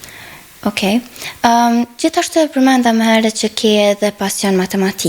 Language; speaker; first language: Albanian; native; Albanian